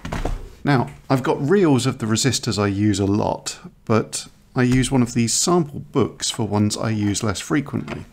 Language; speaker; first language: English; native; English